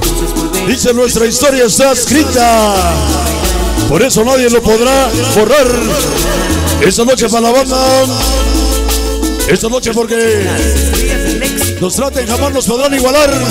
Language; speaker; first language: Spanish; native; Spanish